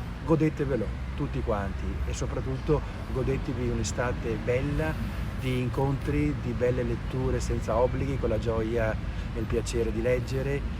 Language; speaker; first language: Italian; native; Italian